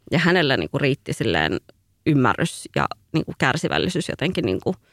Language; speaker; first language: Finnish; early bilingual, other home language; Tigrinya